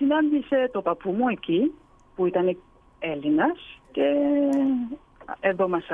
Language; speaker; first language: Greek; early bilingual, heritage; Greek